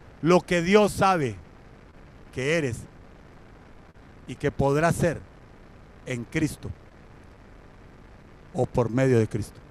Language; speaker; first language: Spanish; native; Spanish